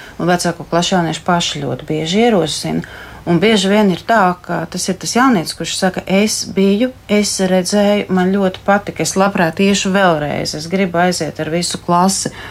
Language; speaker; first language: Latvian; native; Latvian